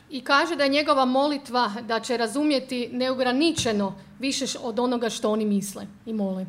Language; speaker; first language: Croatian; native; Croatian